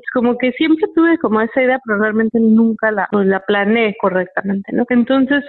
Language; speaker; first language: Spanish; native; Spanish